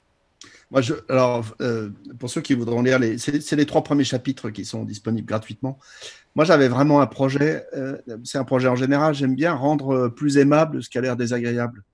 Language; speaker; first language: French; native; French